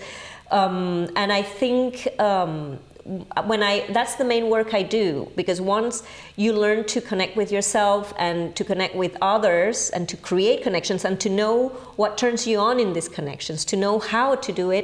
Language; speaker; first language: English; non-native, fluent; Spanish